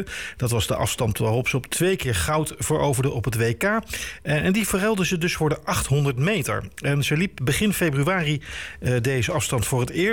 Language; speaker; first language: Dutch; native; Dutch